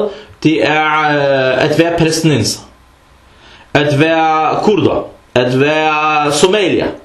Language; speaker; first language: Danish; early bilingual, other home language; Arabic